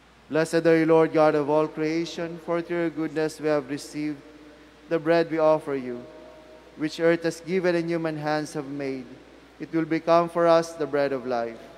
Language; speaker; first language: English; non-native, local second language; Filipino